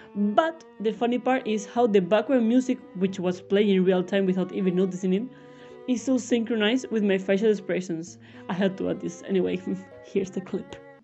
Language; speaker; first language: English; non-native, fluent; Spanish